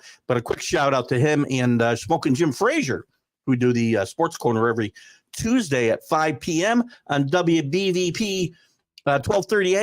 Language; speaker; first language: English; native; English